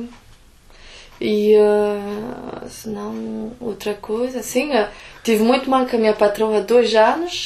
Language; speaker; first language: Portuguese; early bilingual, heritage; Portuguese